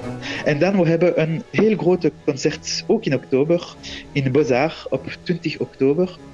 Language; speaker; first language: Dutch; non-native, local second language; French